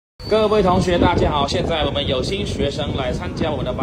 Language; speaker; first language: Chinese; non-native, fluent; Khmer